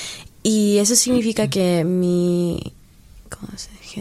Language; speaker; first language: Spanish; early bilingual, heritage; English